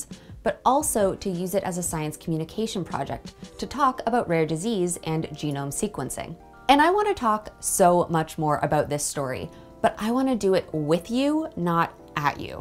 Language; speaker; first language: English; native; English